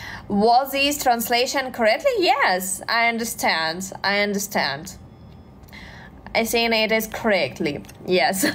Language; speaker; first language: English; non-native, learner; Russian